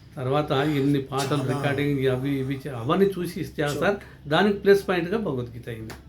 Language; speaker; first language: Telugu; non-native, local second language; Lambadi